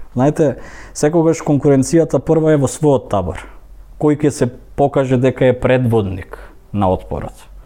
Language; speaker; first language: Macedonian; native; Macedonian